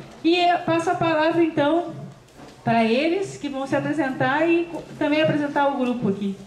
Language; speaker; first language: Portuguese; native; Portuguese